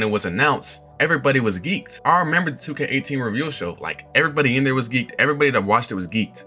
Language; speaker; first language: English; native; English